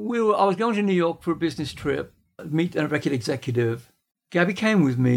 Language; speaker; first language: English; native; English